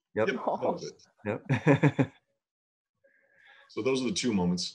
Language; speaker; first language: English; native; English